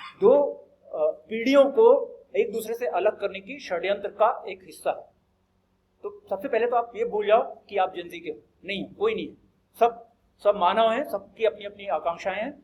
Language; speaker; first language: Hindi; native; Hindi